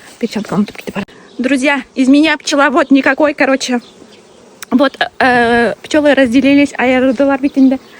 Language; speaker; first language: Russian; non-native, local second language; Bashkir